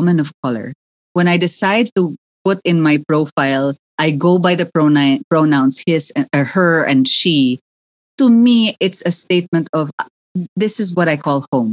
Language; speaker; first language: English; native; English